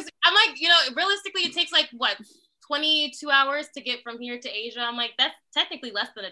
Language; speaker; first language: English; native; English